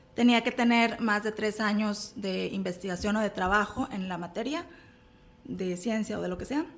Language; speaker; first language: Spanish; native; Spanish